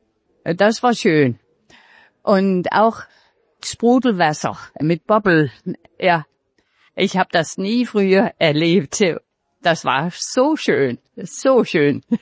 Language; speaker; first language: German; non-native, fluent; Danish